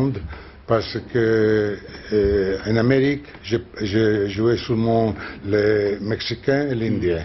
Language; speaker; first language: French; non-native, learner; Spanish